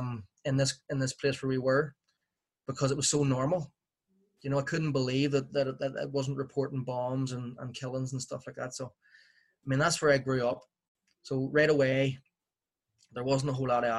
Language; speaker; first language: English; native; English